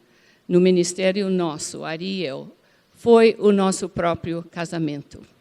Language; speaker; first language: Portuguese; non-native, fluent; English